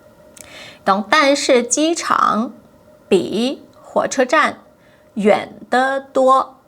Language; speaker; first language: Chinese; non-native, fluent; Portuguese